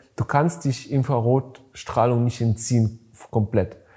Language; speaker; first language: German; non-native, fluent; Bulgarian